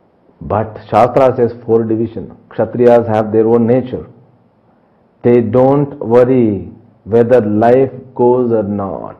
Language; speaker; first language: English; non-native, local second language; Telugu